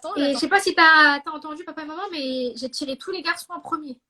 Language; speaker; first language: French; native; French